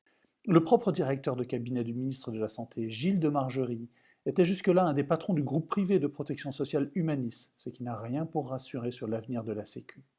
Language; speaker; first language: French; native; French